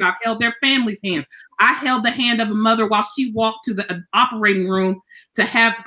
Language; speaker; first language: English; native; English